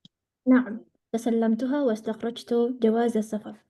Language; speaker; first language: Arabic; non-native, learner; Indonesian